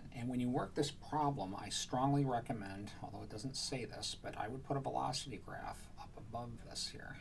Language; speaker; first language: English; native; English